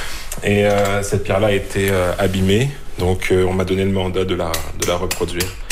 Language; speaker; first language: French; native; French